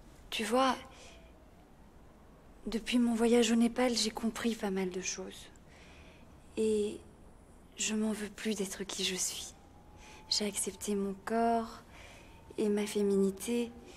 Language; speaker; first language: French; native; French